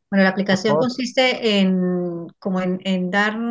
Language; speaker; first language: Spanish; native; Spanish